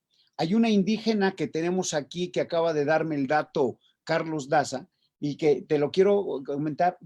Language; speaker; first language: Spanish; native; Spanish